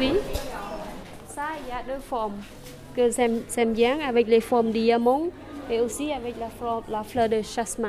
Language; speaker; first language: French; non-native, learner; Khmer